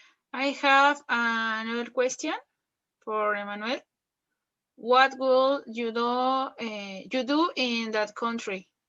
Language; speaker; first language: English; non-native, learner; Spanish